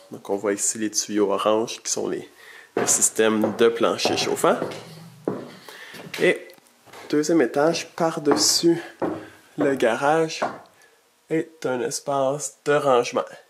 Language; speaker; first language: French; native; French